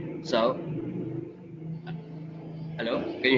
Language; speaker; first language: English; non-native, learner; Indonesian